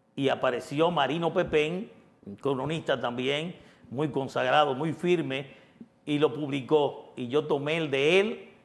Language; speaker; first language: Spanish; native; Spanish